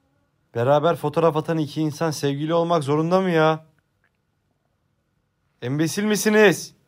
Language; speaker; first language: Turkish; native; Turkish